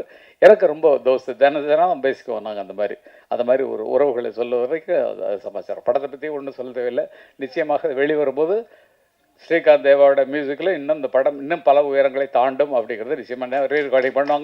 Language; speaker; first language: Tamil; native; Tamil